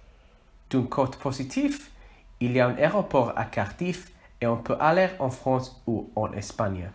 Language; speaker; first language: French; non-native, learner; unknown